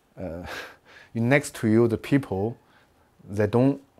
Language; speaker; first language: English; non-native, learner; Chinese